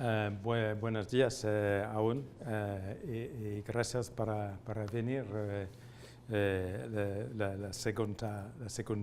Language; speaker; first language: Spanish; non-native, fluent; French